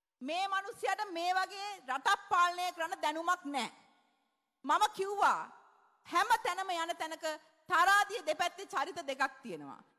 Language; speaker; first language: Sinhala; native; Sinhala